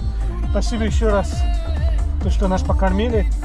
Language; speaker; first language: Russian; non-native, fluent; English